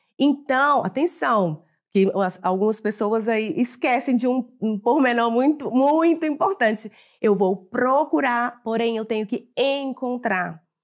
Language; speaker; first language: Portuguese; native; Portuguese